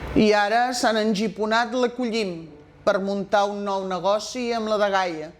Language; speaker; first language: Catalan; non-native, local second language; Spanish